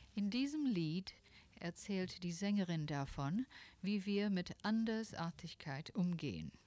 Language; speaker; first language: German; non-native, fluent; Filipino